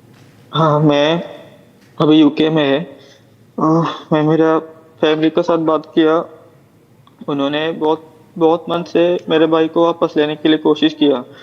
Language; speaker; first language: Hindi; non-native, local second language; Malayalam